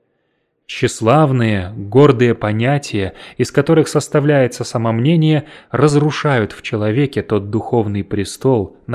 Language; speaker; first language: Russian; native; Russian